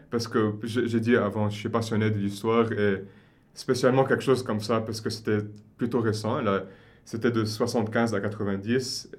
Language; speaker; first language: French; non-native, local second language; Arabic